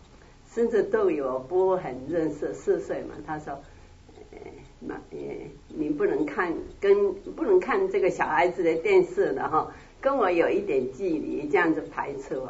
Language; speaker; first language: Chinese; native; Chinese